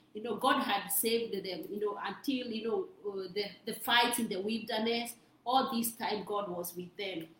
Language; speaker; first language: English; non-native, local second language; Kikuyu